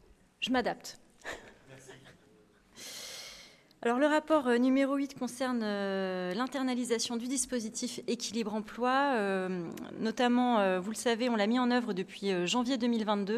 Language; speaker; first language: French; native; French